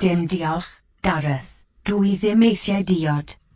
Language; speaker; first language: Welsh; non-native, learner; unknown